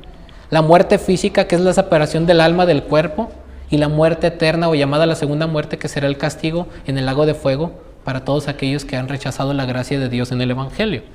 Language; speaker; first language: Spanish; native; Spanish